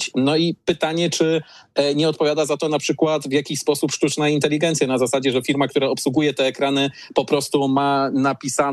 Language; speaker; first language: Polish; native; Polish